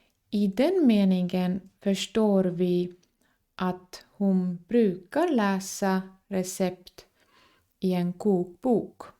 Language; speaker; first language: Swedish; non-native, fluent; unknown